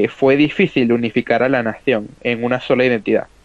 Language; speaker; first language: Spanish; native; Spanish